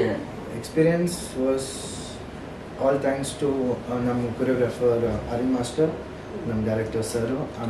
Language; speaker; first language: Kannada; early bilingual, heritage; Kannada